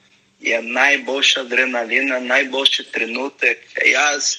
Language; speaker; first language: Slovenian; non-native, learner; Portuguese